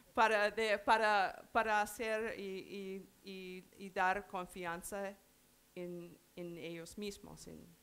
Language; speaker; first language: Spanish; non-native, learner; English